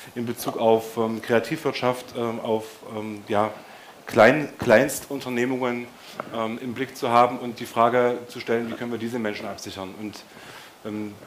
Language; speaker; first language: German; native; German